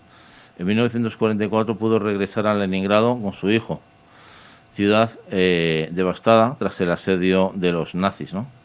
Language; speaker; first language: Spanish; native; Spanish